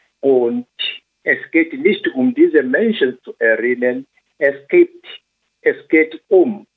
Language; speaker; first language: German; non-native, learner; Swahili